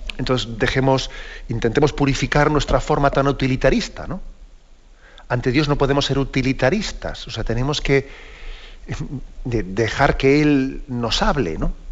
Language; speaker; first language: Spanish; native; Spanish